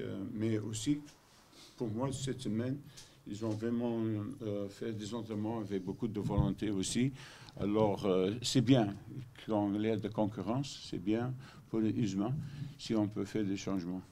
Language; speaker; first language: French; non-native, learner; Dutch